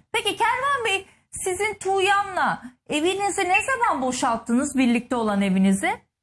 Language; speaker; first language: Turkish; native; Turkish